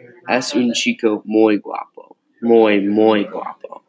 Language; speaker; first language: Spanish; non-native, learner; English